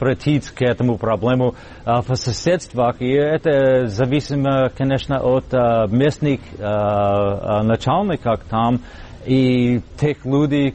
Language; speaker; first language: Russian; non-native, fluent; English